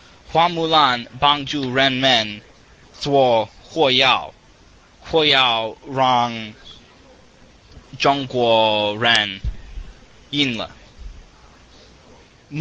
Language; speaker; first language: Chinese; non-native, learner; English